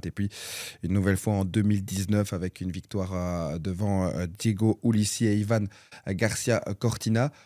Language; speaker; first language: French; native; French